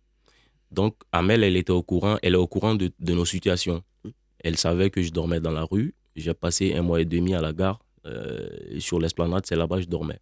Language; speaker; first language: French; non-native, local second language; Bambara